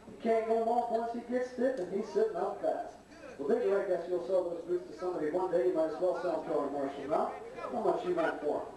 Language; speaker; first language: English; native; English